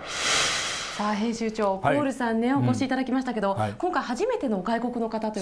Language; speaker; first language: Japanese; native; Japanese